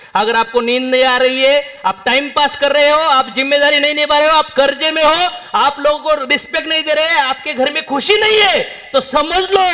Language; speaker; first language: Hindi; non-native, local second language; Marathi